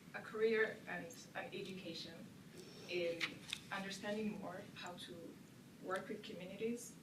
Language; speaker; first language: English; non-native, local second language; Kinyarwanda